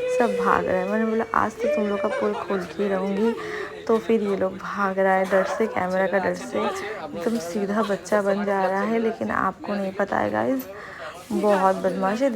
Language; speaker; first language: Hindi; non-native, local second language; Bangla